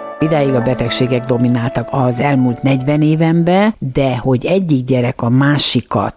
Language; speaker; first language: Hungarian; native; Hungarian